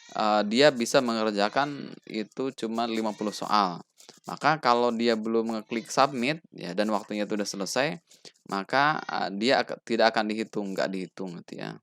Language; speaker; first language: Indonesian; native; Indonesian